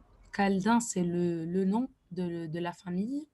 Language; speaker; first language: French; non-native, fluent; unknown